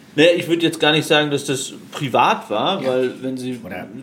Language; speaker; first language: German; native; German